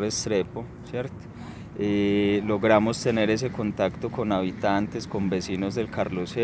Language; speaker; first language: Spanish; native; Spanish